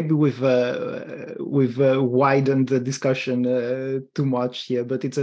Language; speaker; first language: English; non-native, fluent; Greek